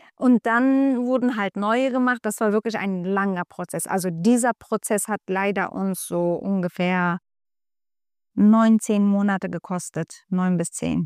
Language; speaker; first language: German; non-native, fluent; Turkish